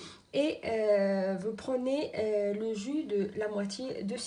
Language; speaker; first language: French; non-native, local second language; Arabic